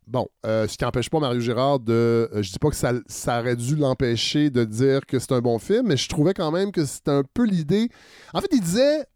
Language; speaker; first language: French; native; French